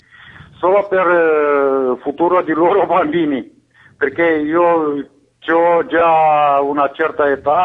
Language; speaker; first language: Italian; non-native, fluent; Romanian